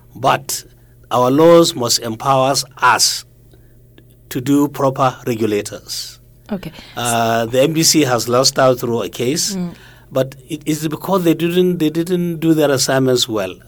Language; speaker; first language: English; non-native, local second language; Hausa